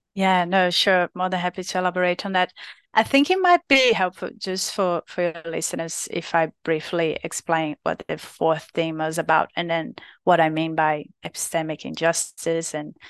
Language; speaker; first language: English; non-native, fluent; Portuguese